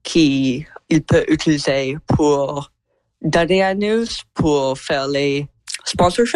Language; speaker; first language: French; non-native, learner; English